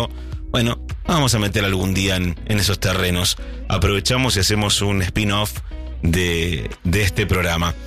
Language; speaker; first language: Spanish; native; Spanish